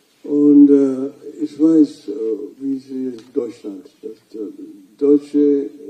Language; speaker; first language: German; non-native, fluent; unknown